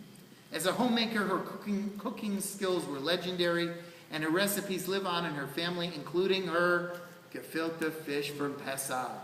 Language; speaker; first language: English; native; English